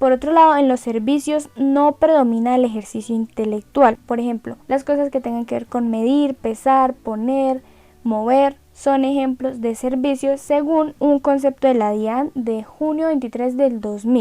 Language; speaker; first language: Spanish; native; Spanish